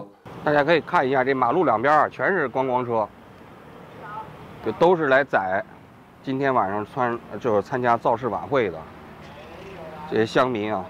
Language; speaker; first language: Chinese; native; Chinese